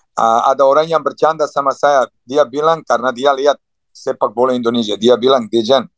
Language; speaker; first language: Indonesian; non-native, fluent; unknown